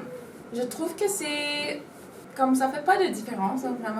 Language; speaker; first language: French; non-native, local second language; Spanish